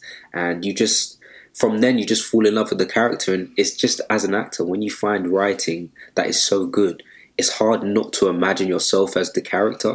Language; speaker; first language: English; native; English